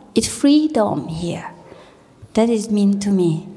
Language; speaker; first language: English; non-native, learner; Thai